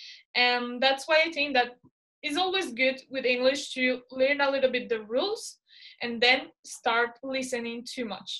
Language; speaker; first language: English; non-native, fluent; Spanish